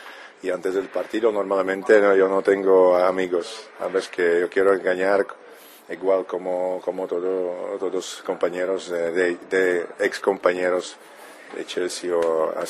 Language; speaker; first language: Spanish; non-native, fluent; Czech